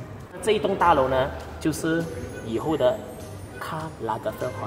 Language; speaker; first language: Chinese; native; Chinese